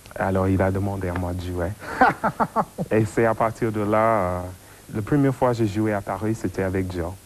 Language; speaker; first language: French; non-native, fluent; English